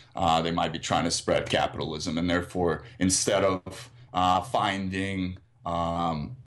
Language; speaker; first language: English; early bilingual, other home language; Russian